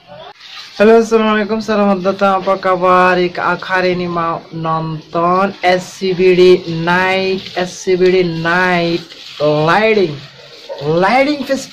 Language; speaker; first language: Indonesian; non-native, learner; Bangla